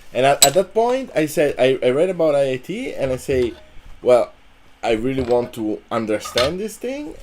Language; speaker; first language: English; non-native, fluent; Italian